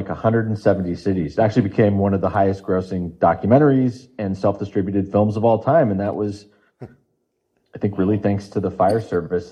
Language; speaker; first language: English; native; English